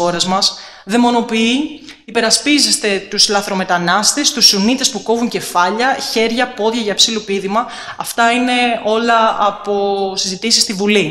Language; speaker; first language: Greek; native; Greek